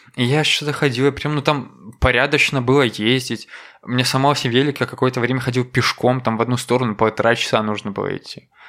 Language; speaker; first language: Russian; native; Russian